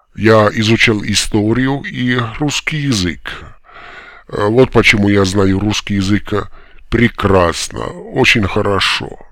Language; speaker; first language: Russian; non-native, learner; Finnish